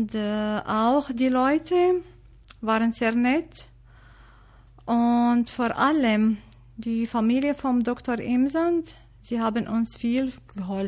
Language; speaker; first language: German; non-native, learner; Arabic